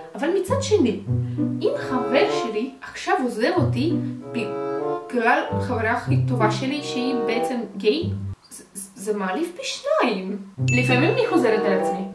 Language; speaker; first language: Hebrew; non-native, fluent; Russian